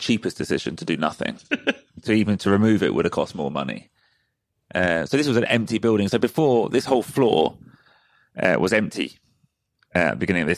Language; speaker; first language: English; native; English